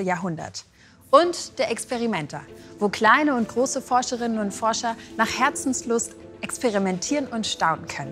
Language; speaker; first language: German; native; German